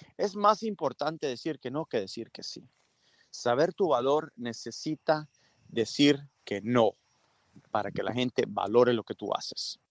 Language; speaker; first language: Spanish; early bilingual, heritage; Spanish